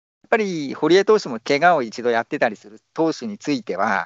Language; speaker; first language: Japanese; native; Japanese